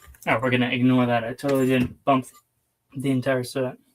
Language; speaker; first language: English; native; English